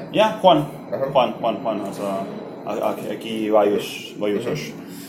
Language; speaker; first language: Hungarian; non-native, learner; Spanish